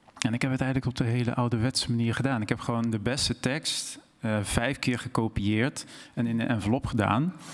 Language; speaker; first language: Dutch; native; Dutch